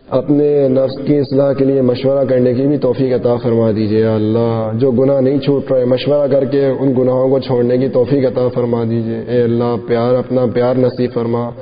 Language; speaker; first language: Urdu; non-native, local second language; Sindhi